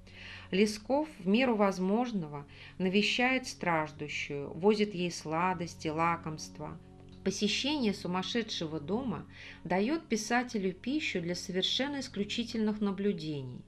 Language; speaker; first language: Russian; native; Russian